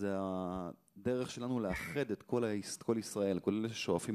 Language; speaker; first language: Hebrew; non-native, fluent; Russian